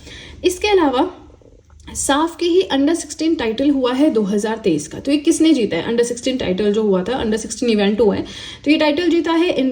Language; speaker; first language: Hindi; native; Hindi